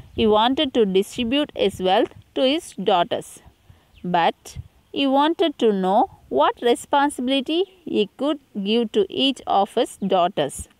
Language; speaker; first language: English; non-native, local second language; Tamil